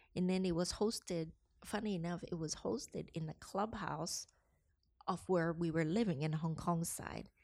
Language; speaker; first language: English; non-native, local second language; Cantonese